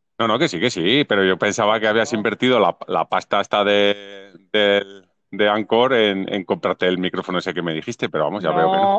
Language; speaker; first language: Spanish; native; Spanish